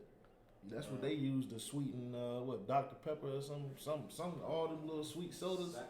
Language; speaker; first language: English; native; English